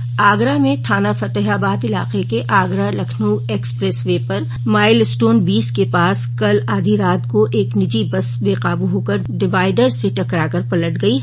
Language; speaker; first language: Urdu; native; Urdu